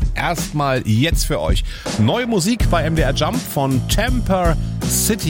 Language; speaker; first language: German; native; German